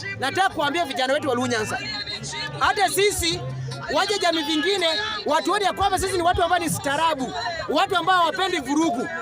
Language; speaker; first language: Swahili; non-native, local second language; Luo (Kenya and Tanzania)